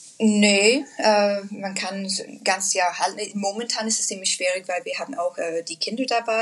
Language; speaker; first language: German; non-native, learner; English